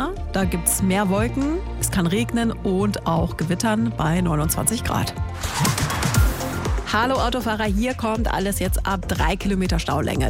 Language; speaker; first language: German; native; German